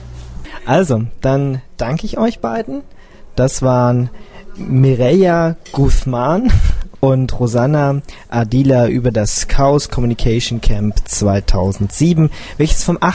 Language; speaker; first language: German; native; German